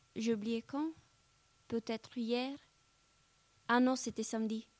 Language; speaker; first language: French; non-native, learner; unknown